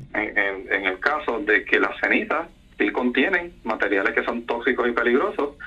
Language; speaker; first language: Spanish; native; Spanish